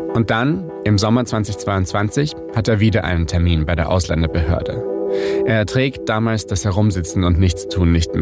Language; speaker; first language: German; native; German